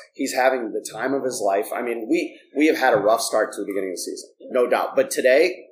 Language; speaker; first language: English; native; English